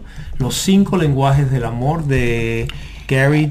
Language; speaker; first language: Spanish; native; Spanish